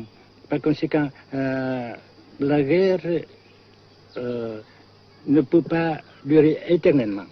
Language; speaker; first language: French; non-native, fluent; Vietnamese